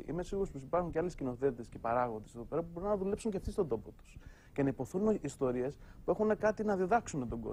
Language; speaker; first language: Greek; native; Greek